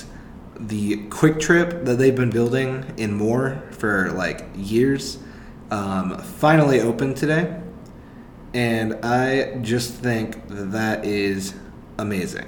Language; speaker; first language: English; native; English